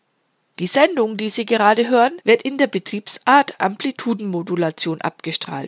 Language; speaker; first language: German; native; German